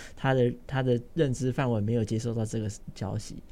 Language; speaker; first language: Chinese; non-native, local second language; Min Nan Chinese